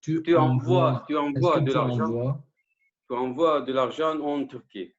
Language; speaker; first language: French; non-native, learner; Kurdish